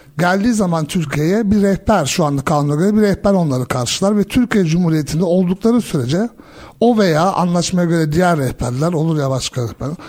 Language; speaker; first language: Turkish; early bilingual, heritage; Turkish